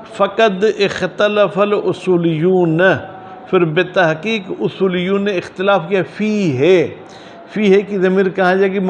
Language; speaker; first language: Urdu; non-native, local second language; Sindhi